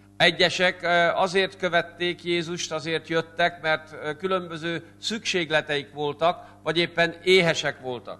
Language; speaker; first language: Hungarian; native; Hungarian